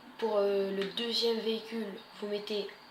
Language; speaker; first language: French; native; French